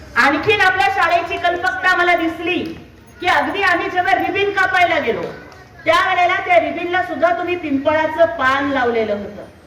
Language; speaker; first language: Marathi; non-native, local second language; Telugu